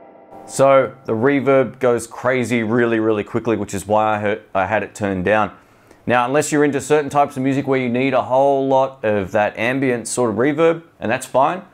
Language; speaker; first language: English; native; English